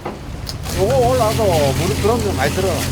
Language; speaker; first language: Korean; native; Korean